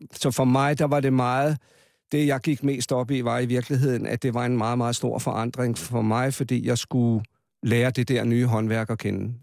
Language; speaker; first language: Danish; native; Danish